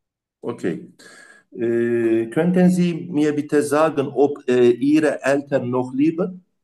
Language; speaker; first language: German; non-native, learner; Turkish